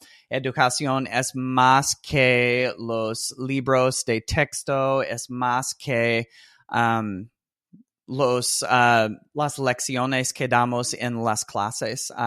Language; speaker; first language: Spanish; non-native, fluent; English